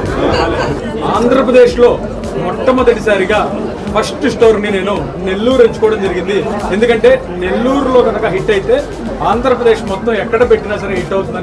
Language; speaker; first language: Telugu; native; Telugu